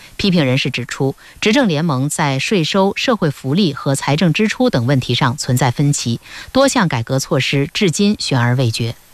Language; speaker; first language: Chinese; native; Chinese